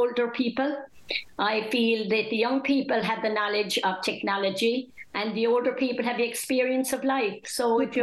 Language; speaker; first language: English; native; English